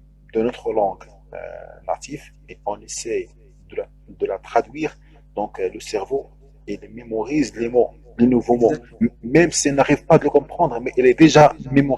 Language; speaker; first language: French; non-native, local second language; Arabic